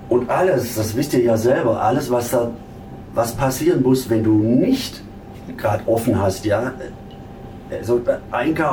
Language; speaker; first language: German; native; German